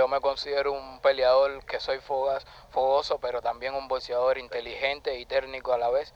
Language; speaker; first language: Spanish; native; Spanish